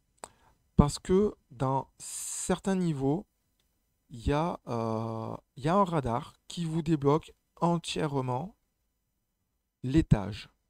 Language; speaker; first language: French; native; French